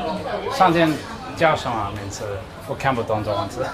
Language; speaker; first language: Chinese; non-native, learner; English